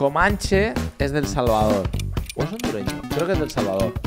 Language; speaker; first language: Spanish; native; Spanish